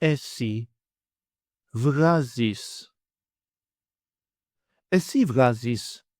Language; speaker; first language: Greek; native; Greek